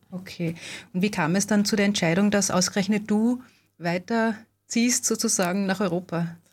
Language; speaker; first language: German; native; German